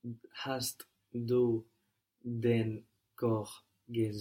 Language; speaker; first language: German; non-native, learner; English